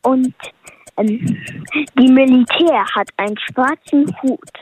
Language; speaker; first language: German; early bilingual, heritage; German